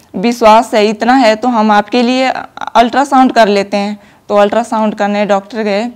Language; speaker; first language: Hindi; native; Hindi